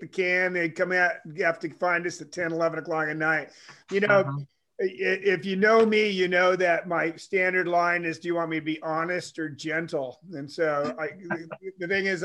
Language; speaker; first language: English; native; English